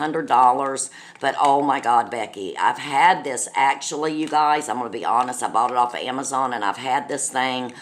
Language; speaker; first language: English; native; English